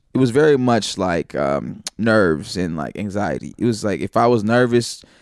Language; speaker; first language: English; native; English